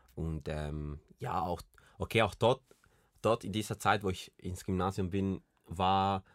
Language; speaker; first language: German; early bilingual, other home language; Spanish